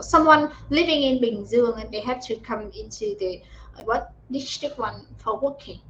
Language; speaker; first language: English; non-native, fluent; Vietnamese